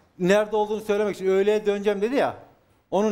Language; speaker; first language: Turkish; native; Turkish